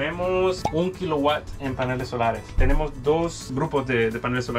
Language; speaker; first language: Spanish; native; Spanish